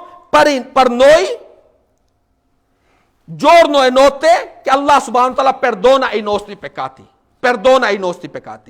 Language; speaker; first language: Italian; non-native, fluent; Urdu